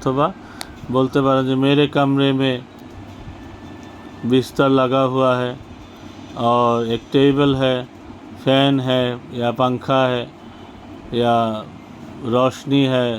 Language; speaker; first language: Hindi; non-native, fluent; Bangla